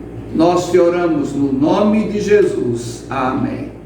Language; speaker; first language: Portuguese; native; Portuguese